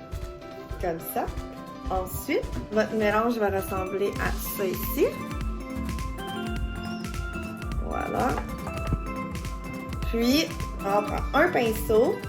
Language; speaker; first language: French; native; French